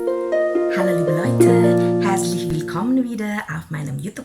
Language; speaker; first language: German; non-native, fluent; Indonesian